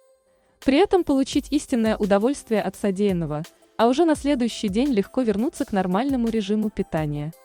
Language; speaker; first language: Russian; native; Russian